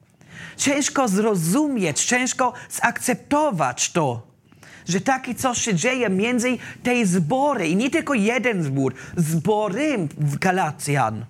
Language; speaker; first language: Polish; non-native, learner; German